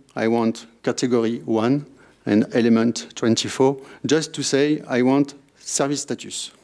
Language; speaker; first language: English; non-native, fluent; French